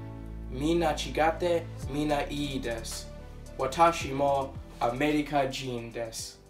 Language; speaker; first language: Japanese; early bilingual, other home language; English